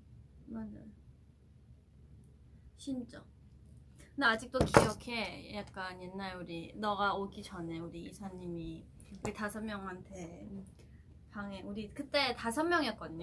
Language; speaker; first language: Korean; non-native, fluent; Thai